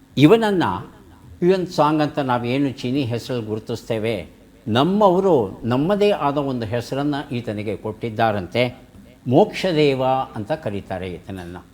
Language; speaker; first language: Kannada; native; Kannada